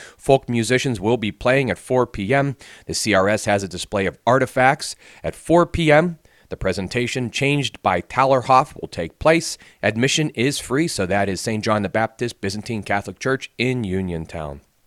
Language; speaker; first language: English; native; English